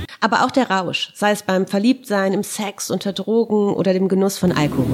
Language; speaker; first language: German; native; German